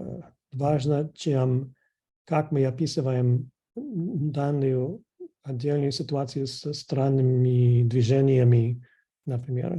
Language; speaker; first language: Russian; non-native, fluent; English